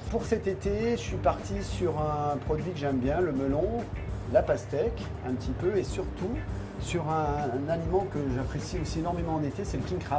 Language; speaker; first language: French; native; French